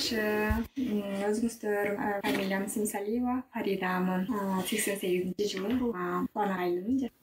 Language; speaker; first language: Kyrgyz; native; Kyrgyz